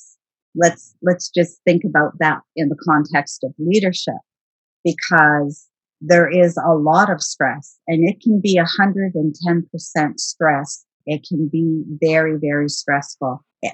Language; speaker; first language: English; native; English